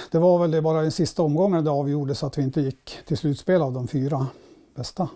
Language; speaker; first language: Swedish; native; Swedish